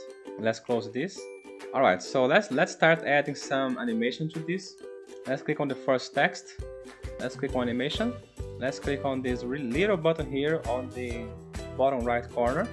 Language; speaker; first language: English; non-native, fluent; Portuguese